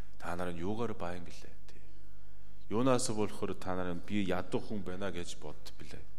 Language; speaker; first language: Mongolian; non-native, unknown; Korean